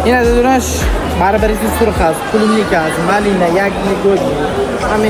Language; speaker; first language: Persian; non-native, learner; Uzbek